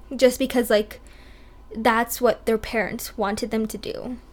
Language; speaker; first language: English; early bilingual, other home language; Hindi